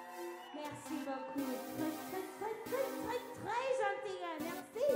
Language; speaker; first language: French; non-native, learner; English